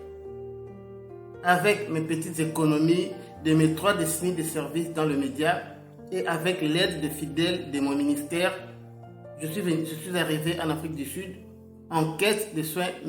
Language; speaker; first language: French; non-native, local second language; Lingala